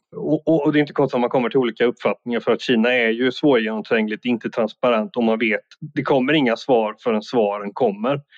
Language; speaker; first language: Swedish; native; Swedish